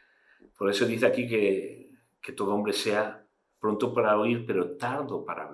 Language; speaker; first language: Spanish; native; Spanish